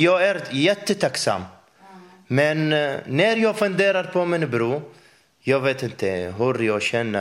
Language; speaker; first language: Swedish; non-native, learner; Arabic